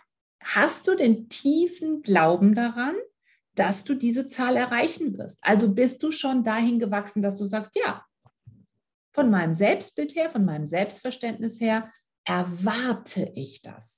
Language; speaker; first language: German; native; German